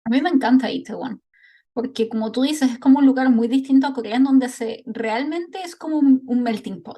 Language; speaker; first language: Spanish; native; Spanish